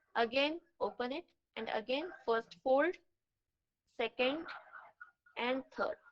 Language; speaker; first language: English; non-native, local second language; Marathi